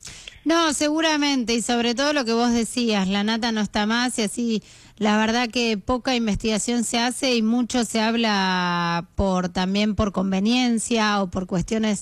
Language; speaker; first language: Spanish; native; Spanish